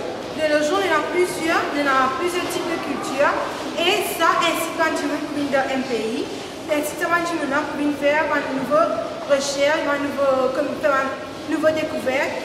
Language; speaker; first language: French; non-native, local second language; Morisyen